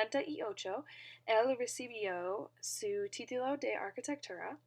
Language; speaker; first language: Spanish; non-native, learner; English